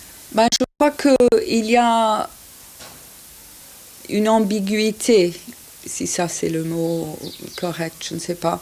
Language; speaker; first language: French; non-native, fluent; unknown